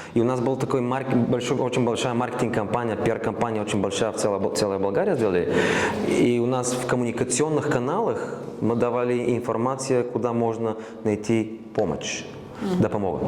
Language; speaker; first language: Russian; non-native, learner; Bulgarian